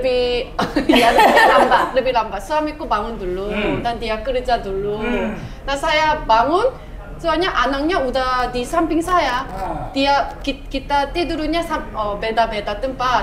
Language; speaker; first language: Indonesian; non-native, learner; Korean